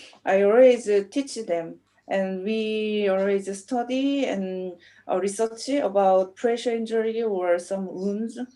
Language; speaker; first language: English; non-native, learner; Korean